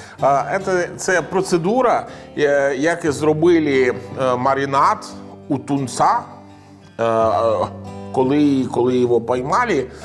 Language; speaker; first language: Ukrainian; non-native, learner; Italian